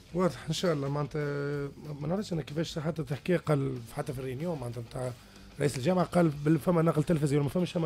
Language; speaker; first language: Arabic; native; Arabic